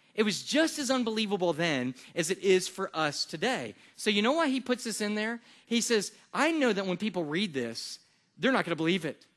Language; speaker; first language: English; native; English